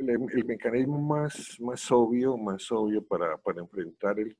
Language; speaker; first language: Spanish; native; Spanish